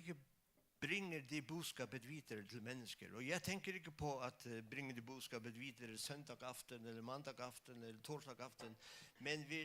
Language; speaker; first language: Danish; non-native, local second language; Faroese